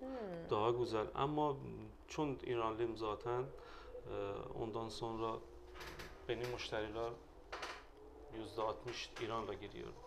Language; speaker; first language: Turkish; non-native, learner; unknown